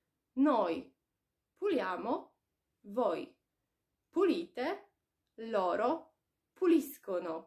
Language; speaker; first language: Italian; non-native, fluent; Polish